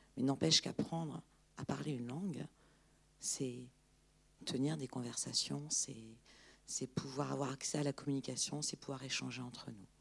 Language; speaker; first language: French; native; French